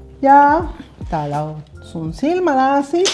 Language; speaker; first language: Finnish; non-native, learner; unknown